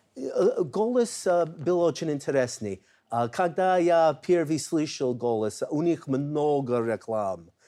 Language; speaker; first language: Russian; non-native, learner; English